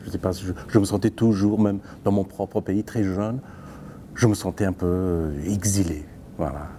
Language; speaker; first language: French; non-native, fluent; Persian